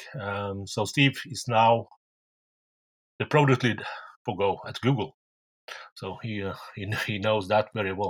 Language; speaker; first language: English; non-native, fluent; Norwegian